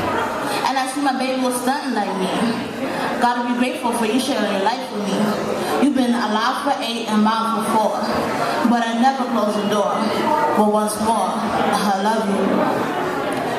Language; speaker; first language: English; native; English